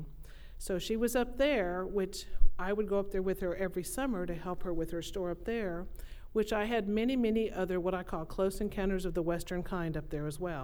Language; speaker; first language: English; native; English